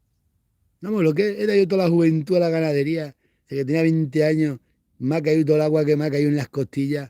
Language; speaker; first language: Spanish; native; Spanish